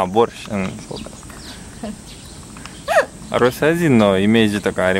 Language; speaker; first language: Japanese; non-native, fluent; Russian